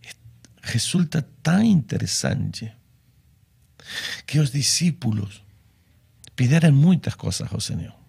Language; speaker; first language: Spanish; non-native, fluent; Portuguese